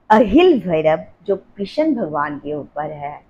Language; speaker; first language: Hindi; non-native, local second language; Assamese